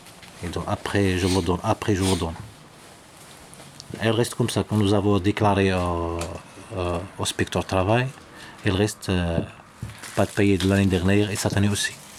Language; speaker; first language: French; non-native, learner; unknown